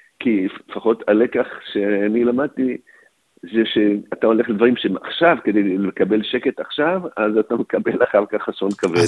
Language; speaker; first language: Hebrew; native; Hebrew